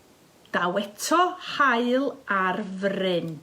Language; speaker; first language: Welsh; native; Welsh